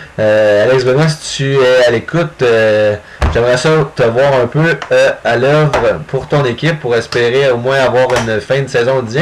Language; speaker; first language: French; native; French